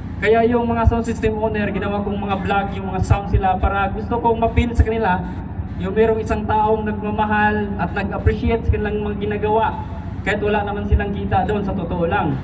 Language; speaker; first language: Filipino; non-native, local second language; Cebuano